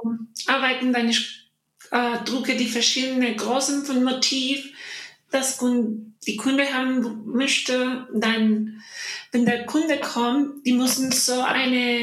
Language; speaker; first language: German; non-native, learner; Spanish